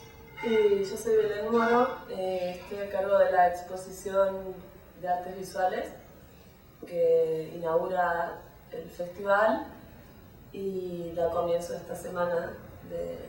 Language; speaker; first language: Spanish; native; Spanish